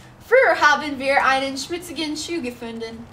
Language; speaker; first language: German; non-native, learner; English